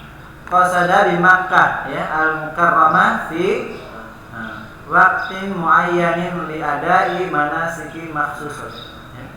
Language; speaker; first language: Arabic; non-native, learner; Indonesian